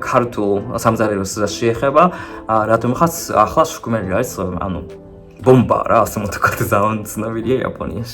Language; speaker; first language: Georgian; non-native, fluent; Japanese